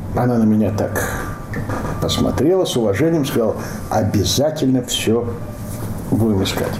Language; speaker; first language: Russian; non-native, local second language; Yiddish